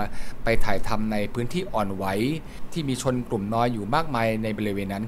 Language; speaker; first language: Thai; native; Thai